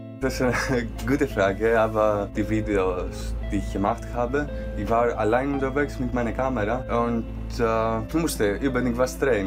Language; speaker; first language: German; non-native, fluent; Greek